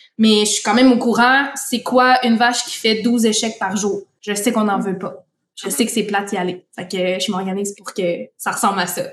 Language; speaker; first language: French; native; French